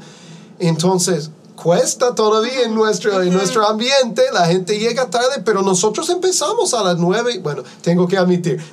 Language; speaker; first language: Spanish; non-native, fluent; English